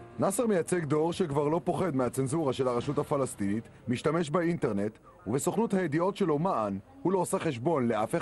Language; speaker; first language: Hebrew; native; Hebrew